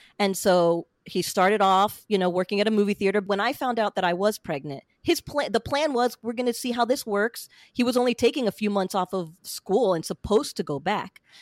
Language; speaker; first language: English; native; English